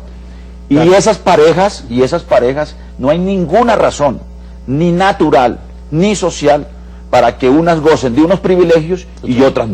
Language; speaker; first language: Spanish; native; Spanish